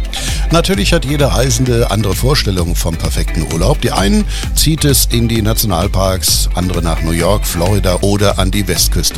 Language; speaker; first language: German; native; German